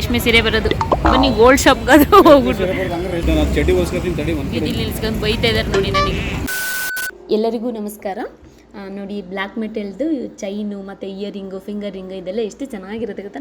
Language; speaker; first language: Kannada; native; Kannada